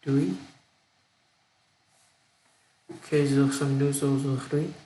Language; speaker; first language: French; non-native, learner; Vietnamese